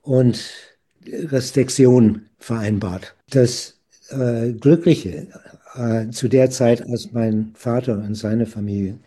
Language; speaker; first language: German; non-native, fluent; English